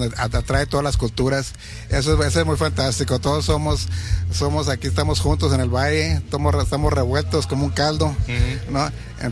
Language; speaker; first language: Spanish; early bilingual, heritage; Spanish